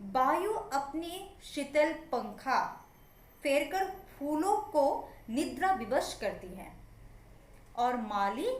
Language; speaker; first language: Hindi; non-native, local second language; Assamese